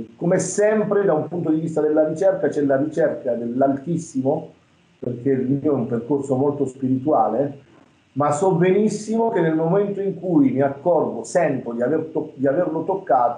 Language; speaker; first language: Italian; native; Italian